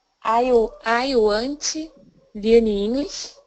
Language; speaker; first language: English; non-native, learner; Portuguese